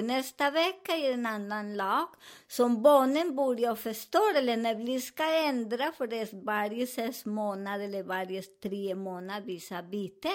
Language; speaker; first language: Swedish; non-native, learner; Spanish